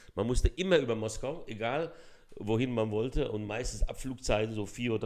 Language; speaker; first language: German; early bilingual, other home language; Portuguese